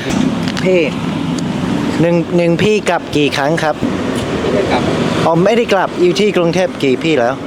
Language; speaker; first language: Thai; non-native, learner; English